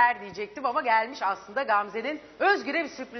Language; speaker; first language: Turkish; native; Turkish